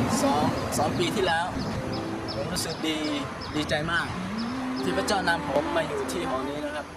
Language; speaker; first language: Thai; non-native, local second language; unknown